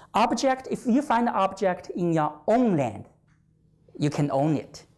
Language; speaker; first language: English; non-native, fluent; Chinese